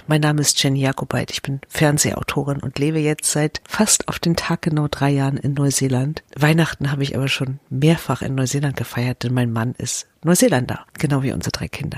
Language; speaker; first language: German; native; German